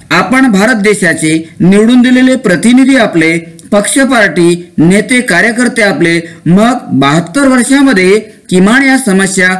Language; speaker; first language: Marathi; non-native, local second language; Lambadi